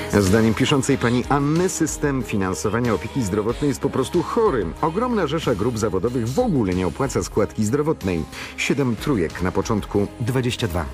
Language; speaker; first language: Polish; native; Polish